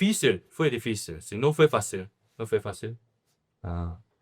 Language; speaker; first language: Spanish; non-native, learner; Korean